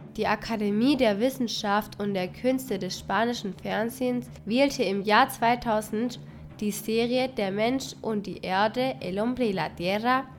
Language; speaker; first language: German; non-native, fluent; Spanish